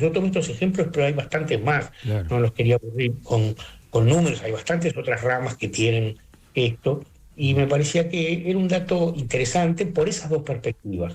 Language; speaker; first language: Spanish; native; Spanish